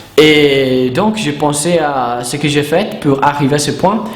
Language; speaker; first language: French; non-native, learner; Italian